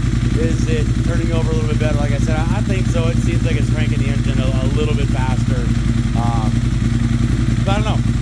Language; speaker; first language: English; native; English